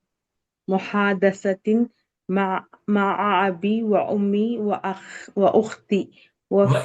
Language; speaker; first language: Arabic; non-native, learner; Urdu